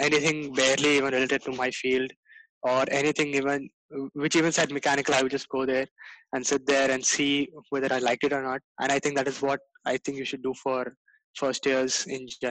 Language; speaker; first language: English; non-native, local second language; Gujarati